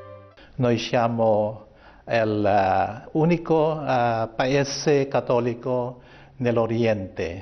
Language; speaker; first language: Italian; non-native, learner; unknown